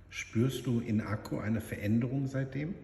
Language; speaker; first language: German; native; German